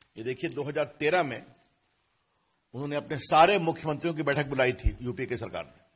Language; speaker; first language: Hindi; native; Hindi